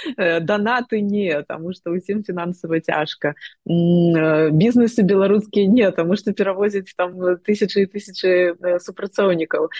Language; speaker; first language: Belarusian; non-native, local second language; Russian